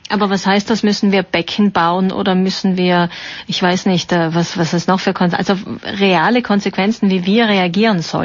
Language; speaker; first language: German; native; German